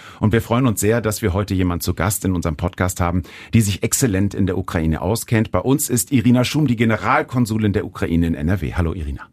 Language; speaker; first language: German; native; German